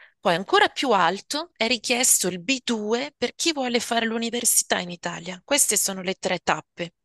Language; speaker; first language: Italian; native; Italian